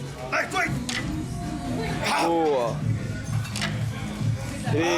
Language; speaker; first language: Swedish; native; Swedish